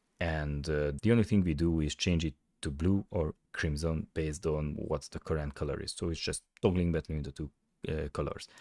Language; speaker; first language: English; non-native, fluent; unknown